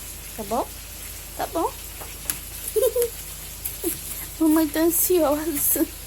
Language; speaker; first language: Portuguese; native; Portuguese